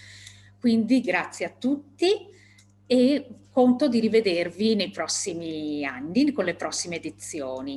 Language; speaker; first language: Italian; native; Italian